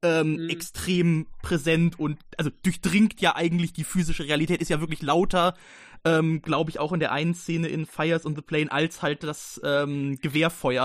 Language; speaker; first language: German; native; German